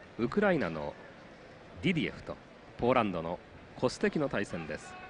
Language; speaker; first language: Japanese; native; Japanese